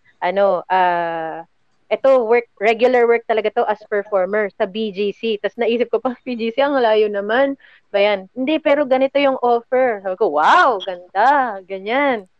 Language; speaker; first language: Filipino; native; Filipino